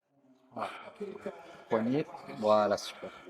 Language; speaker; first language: French; native; French